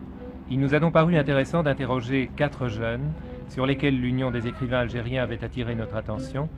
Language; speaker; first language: French; native; French